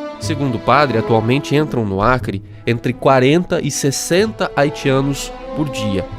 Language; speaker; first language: Portuguese; native; Portuguese